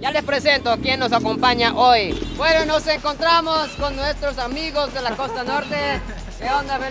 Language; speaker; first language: Spanish; non-native, fluent; Japanese